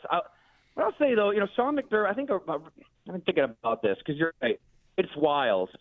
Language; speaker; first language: English; native; English